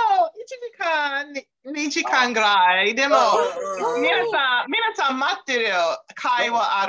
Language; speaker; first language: Japanese; non-native, learner; English